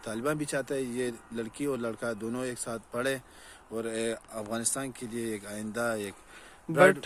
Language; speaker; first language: Hindi; non-native, learner; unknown